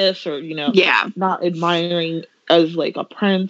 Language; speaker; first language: English; native; English